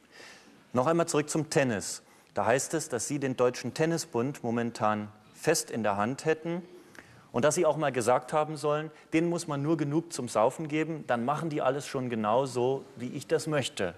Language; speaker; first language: German; native; German